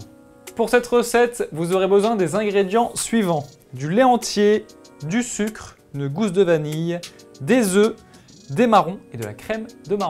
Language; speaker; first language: French; native; French